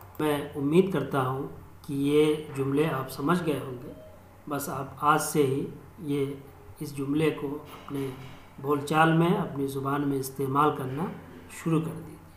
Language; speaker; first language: Urdu; native; Urdu